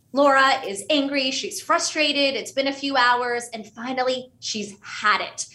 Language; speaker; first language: English; early bilingual, other home language; Hindi